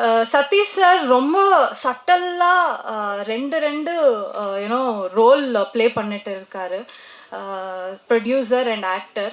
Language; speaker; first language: Tamil; non-native, local second language; Kannada